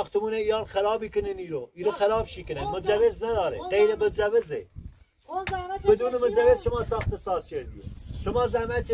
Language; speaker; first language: Persian; non-native, local second language; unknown